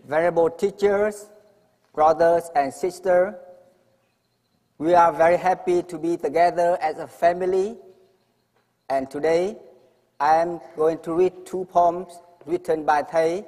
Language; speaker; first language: English; non-native, fluent; Vietnamese